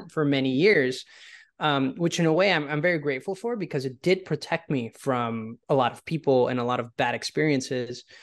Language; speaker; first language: English; early bilingual, other home language; Spanish